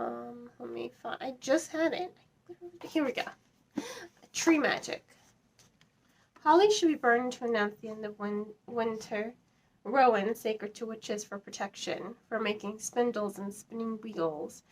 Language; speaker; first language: English; native; English